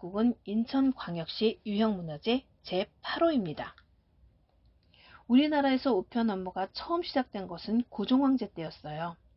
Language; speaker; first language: Korean; native; Korean